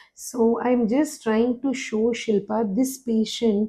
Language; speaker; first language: English; non-native, local second language; Telugu